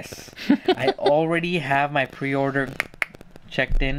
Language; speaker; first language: English; native; English